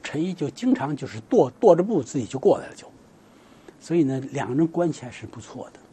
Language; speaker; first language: Chinese; native; Chinese